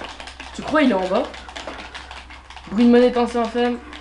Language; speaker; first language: French; native; French